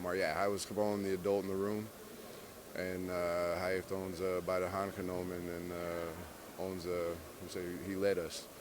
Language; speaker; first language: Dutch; non-native, fluent; English